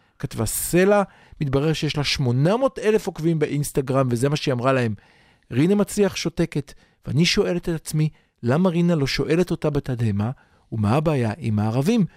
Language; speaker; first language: Hebrew; native; Hebrew